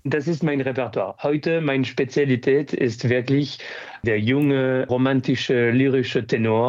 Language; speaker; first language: German; non-native, fluent; French